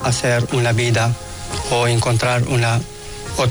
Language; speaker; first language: Spanish; non-native, learner; Arabic